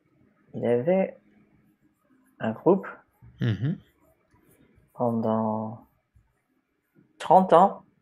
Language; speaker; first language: French; non-native, fluent; English